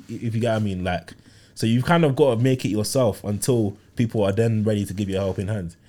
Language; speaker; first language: English; early bilingual, other home language; Yoruba